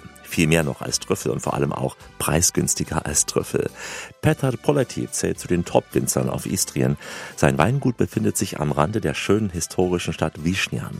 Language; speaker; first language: German; native; German